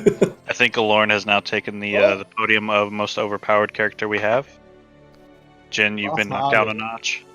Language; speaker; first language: English; native; English